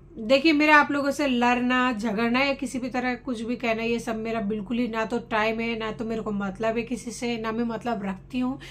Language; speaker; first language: Hindi; non-native, local second language; Bangla